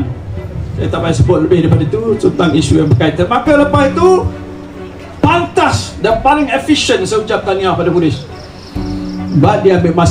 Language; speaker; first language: Malay; native; Malay